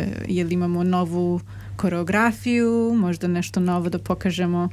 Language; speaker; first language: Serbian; early bilingual, heritage; Serbian